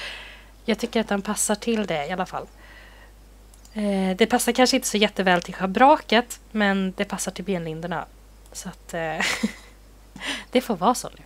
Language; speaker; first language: Swedish; native; Swedish